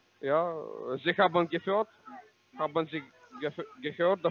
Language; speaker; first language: German; non-native, learner; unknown